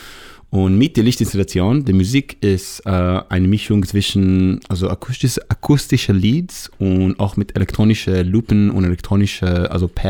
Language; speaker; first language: German; non-native, learner; Hebrew